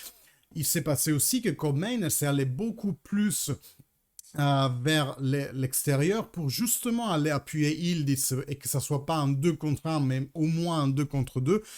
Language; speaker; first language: French; early bilingual, heritage; Italian